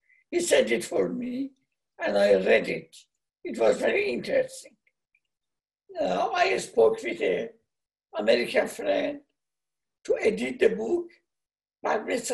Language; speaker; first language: English; non-native, learner; Persian